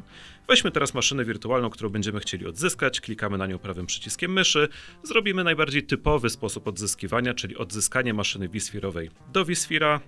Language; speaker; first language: Polish; native; Polish